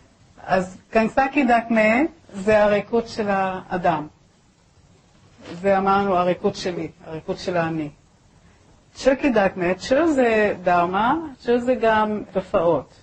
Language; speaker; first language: Hebrew; native; Hebrew